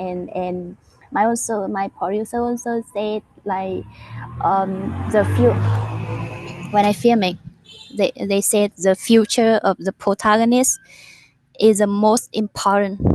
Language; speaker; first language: English; non-native, learner; Vietnamese